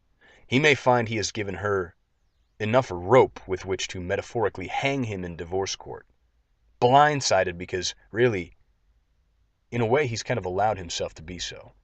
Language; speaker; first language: English; native; English